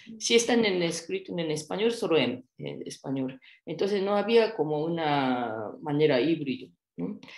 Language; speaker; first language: Spanish; non-native, fluent; Japanese